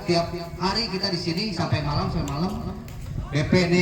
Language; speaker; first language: Indonesian; non-native, local second language; Sundanese